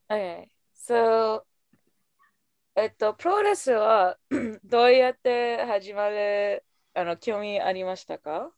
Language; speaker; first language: Japanese; non-native, fluent; English